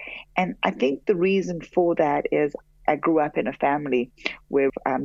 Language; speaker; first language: English; native; English